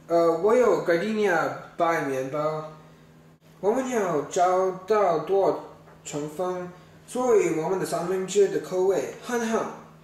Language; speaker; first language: Chinese; non-native, learner; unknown